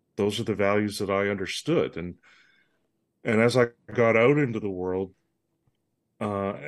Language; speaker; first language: English; native; English